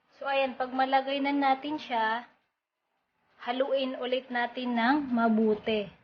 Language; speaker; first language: Filipino; non-native, local second language; Maranao